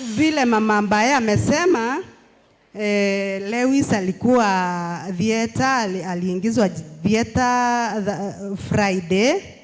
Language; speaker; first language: Swahili; non-native, local second language; Meru